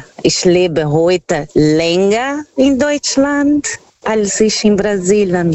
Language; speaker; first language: German; non-native, learner; Portuguese